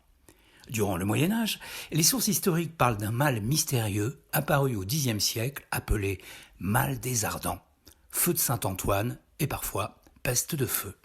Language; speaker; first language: French; native; French